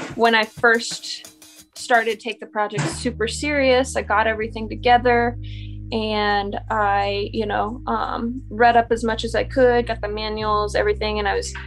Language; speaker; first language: English; native; English